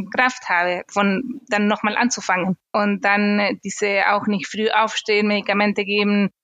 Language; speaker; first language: German; non-native, fluent; Spanish